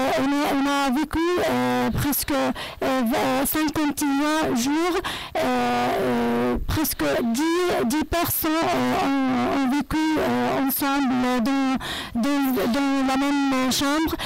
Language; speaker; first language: French; non-native, learner; Arabic